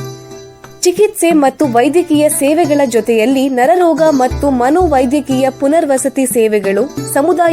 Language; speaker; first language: Kannada; native; Kannada